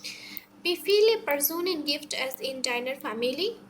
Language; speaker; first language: German; non-native, learner; Bangla